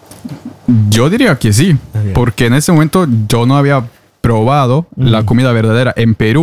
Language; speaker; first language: Spanish; non-native, fluent; Norwegian